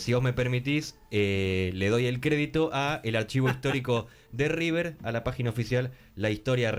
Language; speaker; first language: Spanish; native; Spanish